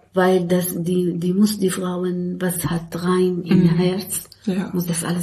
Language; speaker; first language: German; non-native, learner; Arabic